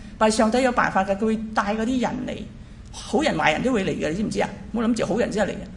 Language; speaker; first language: Chinese; native; Chinese